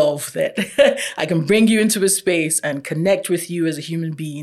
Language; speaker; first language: English; non-native, local second language; Yoruba